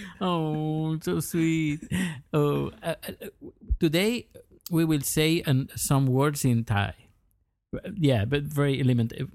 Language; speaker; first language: English; non-native, learner; Spanish